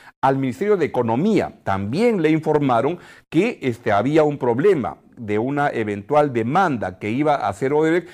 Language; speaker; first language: Spanish; native; Spanish